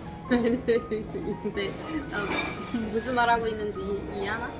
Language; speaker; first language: Korean; non-native, learner; English